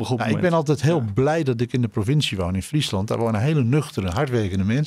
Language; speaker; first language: Dutch; native; Dutch